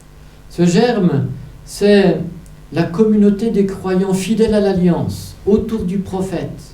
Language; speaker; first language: French; native; French